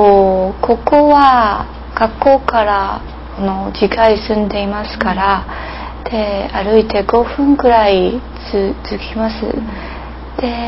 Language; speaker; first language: Japanese; non-native, learner; English